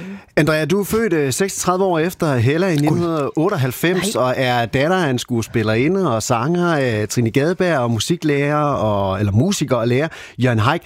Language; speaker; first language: Danish; native; Danish